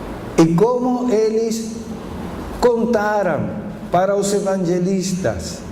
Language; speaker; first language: Portuguese; non-native, fluent; Spanish